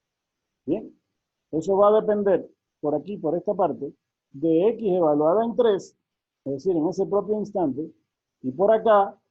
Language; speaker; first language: Spanish; native; Spanish